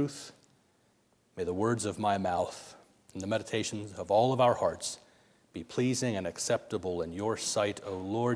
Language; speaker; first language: English; native; English